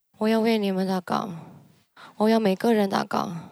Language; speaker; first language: Chinese; early bilingual, heritage; Chinese